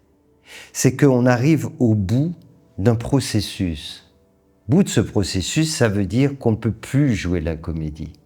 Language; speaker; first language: French; native; French